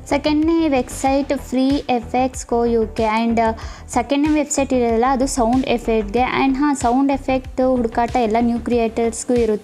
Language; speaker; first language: Kannada; native; Kannada